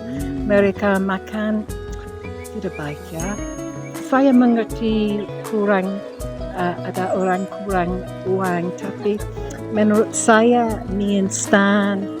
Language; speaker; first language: Indonesian; non-native, learner; English